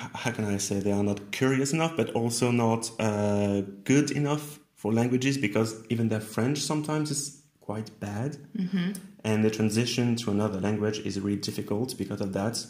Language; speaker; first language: English; non-native, fluent; French